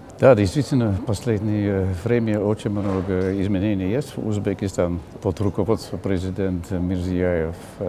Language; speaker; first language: Russian; non-native, learner; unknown